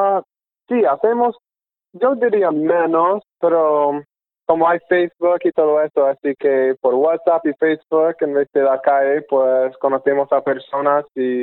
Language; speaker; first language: Spanish; non-native, fluent; English